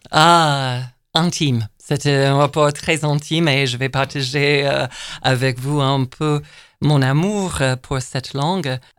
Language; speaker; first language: French; non-native, fluent; English